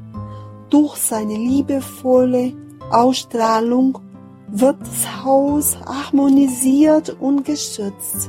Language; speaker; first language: German; non-native, fluent; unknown